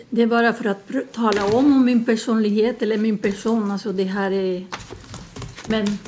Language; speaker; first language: Swedish; non-native, fluent; Spanish